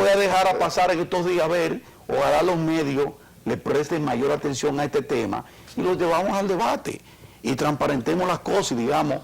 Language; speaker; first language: Spanish; native; Spanish